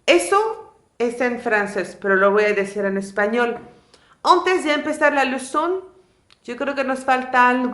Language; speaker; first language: Spanish; non-native, fluent; French